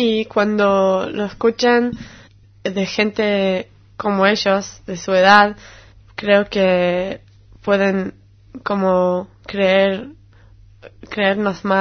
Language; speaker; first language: Spanish; non-native, fluent; Hebrew